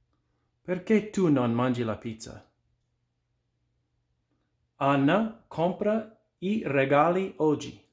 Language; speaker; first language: Italian; non-native, fluent; English